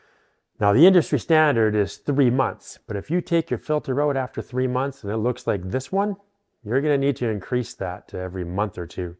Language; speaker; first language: English; native; English